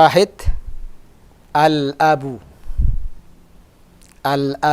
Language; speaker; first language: Arabic; non-native, fluent; Indonesian